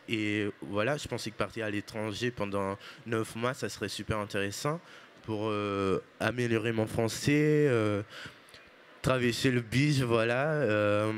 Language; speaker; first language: French; non-native, fluent; Portuguese